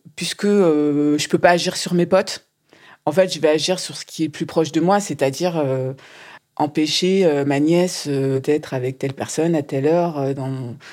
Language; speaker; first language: French; native; French